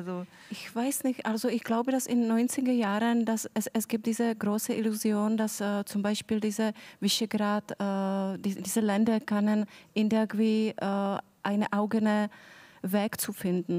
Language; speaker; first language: German; non-native, fluent; Czech